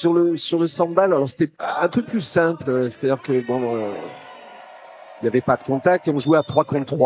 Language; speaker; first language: French; native; French